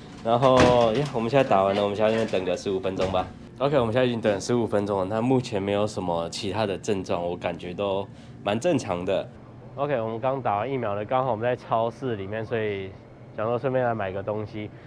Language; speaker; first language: Chinese; native; Chinese